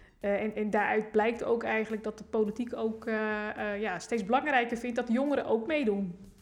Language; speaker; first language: Dutch; native; Dutch